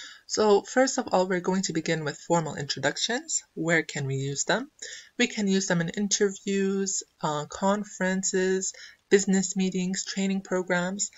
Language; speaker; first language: English; non-native, fluent; Arabic